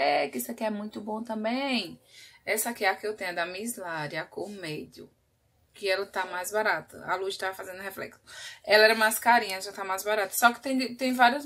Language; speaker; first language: Portuguese; native; Portuguese